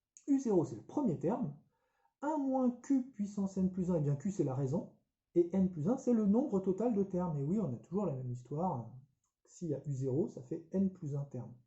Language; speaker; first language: French; native; French